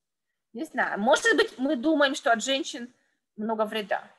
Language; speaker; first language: Russian; native; Russian